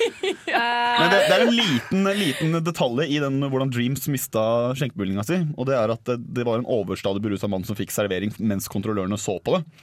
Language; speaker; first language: Norwegian; native; Norwegian